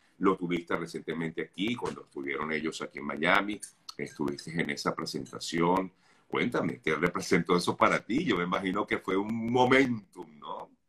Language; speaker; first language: Spanish; native; Spanish